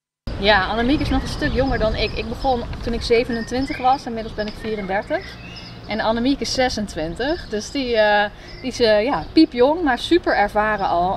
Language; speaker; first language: Dutch; native; Dutch